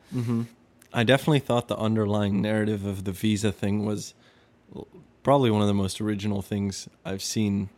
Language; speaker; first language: English; early bilingual, other home language; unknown